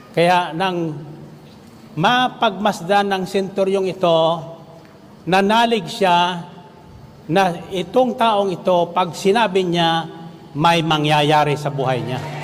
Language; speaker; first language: Filipino; native; Filipino